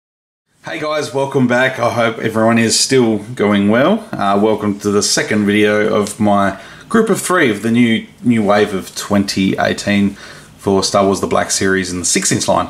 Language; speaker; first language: English; native; English